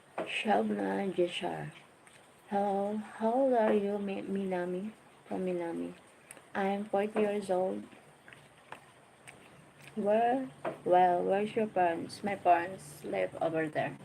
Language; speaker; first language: English; non-native, learner; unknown